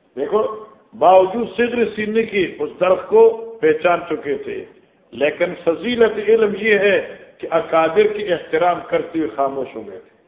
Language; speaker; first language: Urdu; non-native, local second language; Northern Hindko